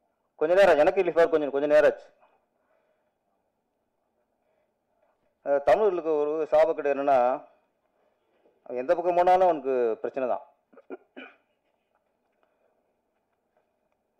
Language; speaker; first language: Tamil; native; Tamil